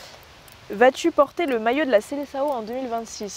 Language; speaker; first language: French; native; French